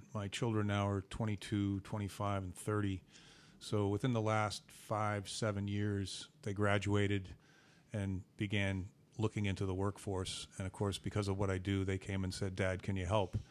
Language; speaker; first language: English; native; English